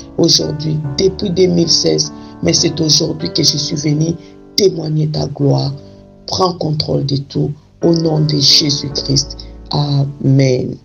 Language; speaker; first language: French; non-native, local second language; Lingala